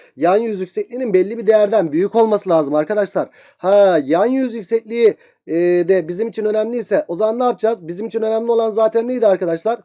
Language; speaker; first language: Turkish; native; Turkish